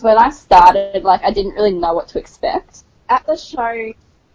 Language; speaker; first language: English; native; English